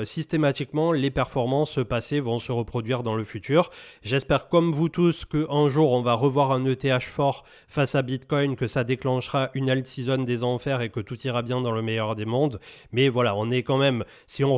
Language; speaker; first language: French; native; French